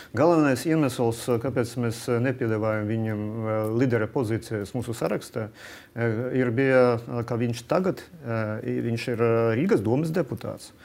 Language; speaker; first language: Latvian; non-native, local second language; Russian